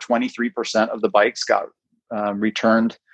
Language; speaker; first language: English; native; English